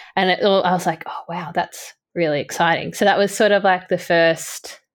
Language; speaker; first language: English; native; English